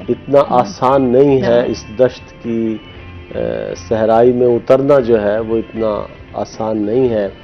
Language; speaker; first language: Urdu; non-native, local second language; Haryanvi